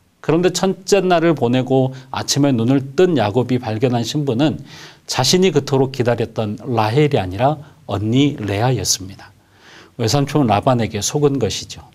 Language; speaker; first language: Korean; native; Korean